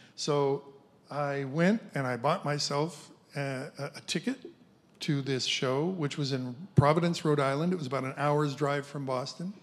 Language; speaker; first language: English; native; English